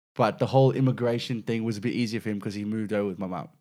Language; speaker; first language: English; native; English